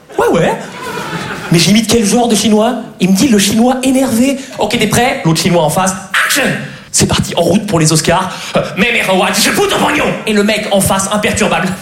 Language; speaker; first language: French; native; French